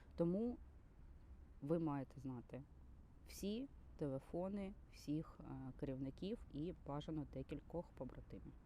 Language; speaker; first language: Ukrainian; native; Ukrainian